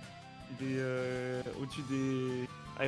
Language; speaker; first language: French; native; French